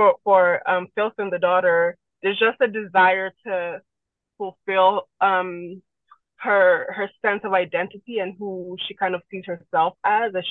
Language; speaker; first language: English; non-native, local second language; Yoruba